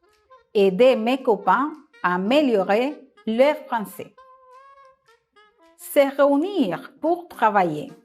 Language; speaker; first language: French; non-native, fluent; Spanish